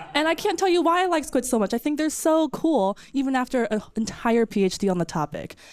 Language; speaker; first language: English; native; English